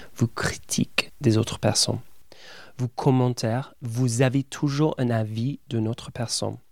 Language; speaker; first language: French; non-native, fluent; English